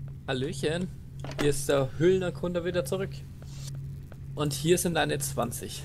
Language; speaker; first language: German; native; German